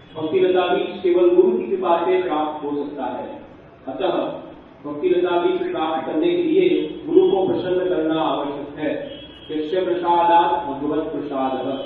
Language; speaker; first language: Hindi; native; Hindi